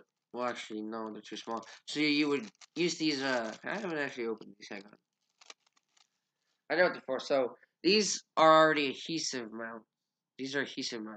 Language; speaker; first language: English; native; English